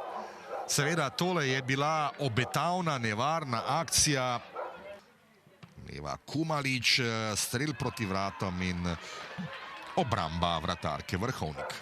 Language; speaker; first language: Slovenian; native; Slovenian